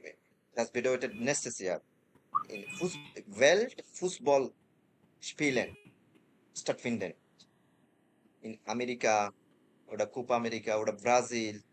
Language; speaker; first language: German; non-native, fluent; Bangla